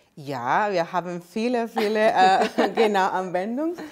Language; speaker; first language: German; non-native, fluent; Spanish